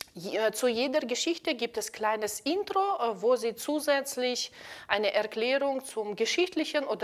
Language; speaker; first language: German; non-native, fluent; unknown